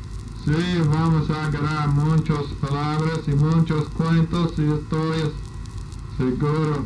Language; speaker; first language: Spanish; non-native, learner; English